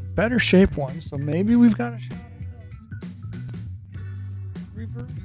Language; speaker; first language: English; native; English